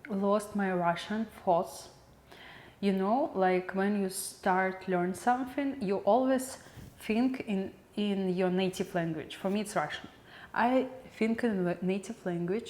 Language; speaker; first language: English; non-native, learner; Russian